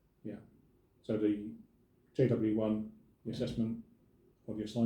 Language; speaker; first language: English; native; English